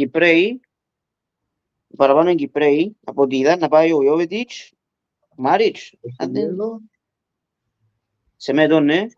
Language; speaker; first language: Greek; early bilingual, heritage; Greek